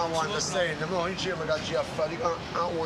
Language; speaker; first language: Italian; native; Italian